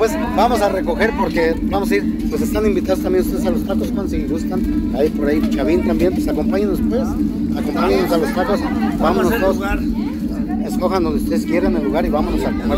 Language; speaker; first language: Spanish; native; Spanish